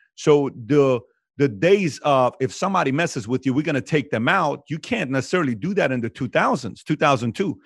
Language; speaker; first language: English; native; English